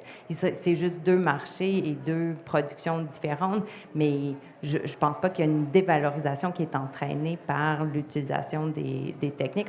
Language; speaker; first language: French; native; French